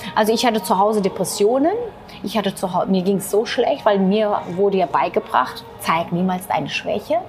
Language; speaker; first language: German; non-native, fluent; Turkish